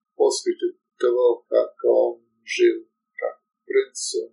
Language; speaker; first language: Russian; non-native, learner; English